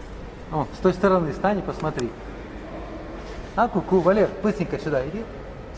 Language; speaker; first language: Russian; native; Russian